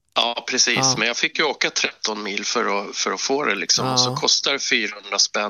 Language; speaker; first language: Swedish; native; Swedish